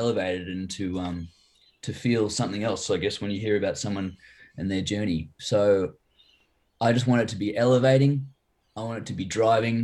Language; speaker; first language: English; native; English